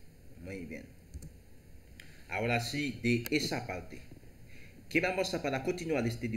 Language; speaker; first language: Spanish; non-native, learner; Haitian Creole